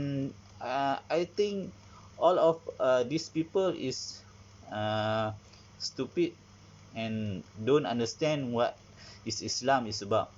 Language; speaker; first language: English; non-native, learner; Malay